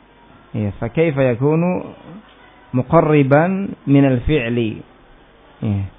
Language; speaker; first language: Arabic; non-native, fluent; Indonesian